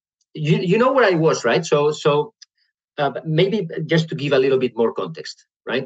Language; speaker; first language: English; non-native, fluent; Spanish